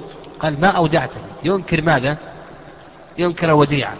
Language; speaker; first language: Arabic; native; Arabic